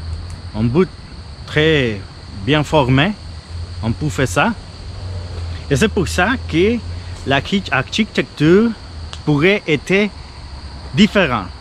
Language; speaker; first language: French; non-native, fluent; Spanish